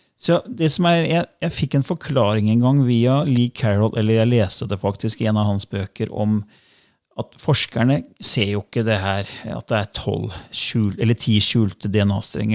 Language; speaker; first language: Norwegian; native; Norwegian